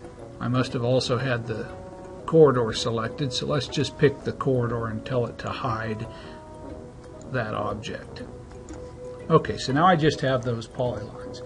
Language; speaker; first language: English; native; English